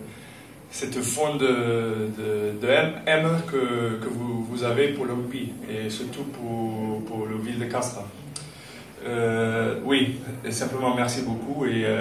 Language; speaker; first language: French; non-native, fluent; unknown